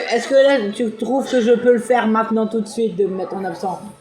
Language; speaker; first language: French; native; French